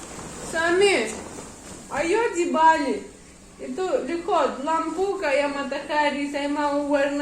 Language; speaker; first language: Indonesian; non-native, learner; Russian